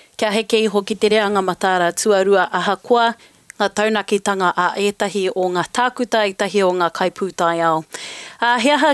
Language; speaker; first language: Māori; native; Māori